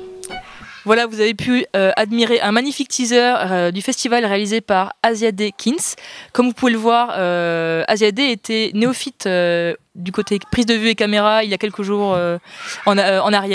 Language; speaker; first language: French; native; French